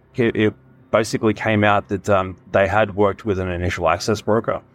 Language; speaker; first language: English; native; English